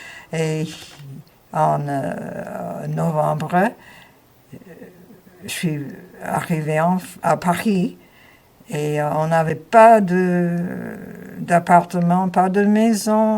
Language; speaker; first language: French; non-native, fluent; English